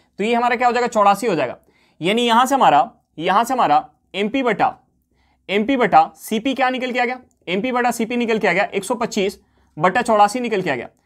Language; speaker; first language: Hindi; native; Hindi